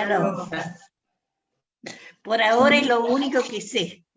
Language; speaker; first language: Spanish; native; Spanish